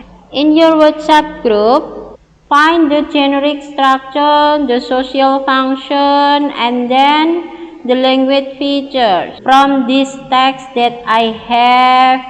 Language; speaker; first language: English; non-native, learner; Indonesian